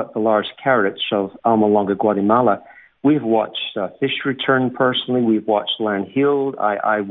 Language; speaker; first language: English; native; English